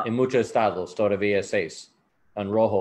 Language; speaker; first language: Spanish; non-native, learner; English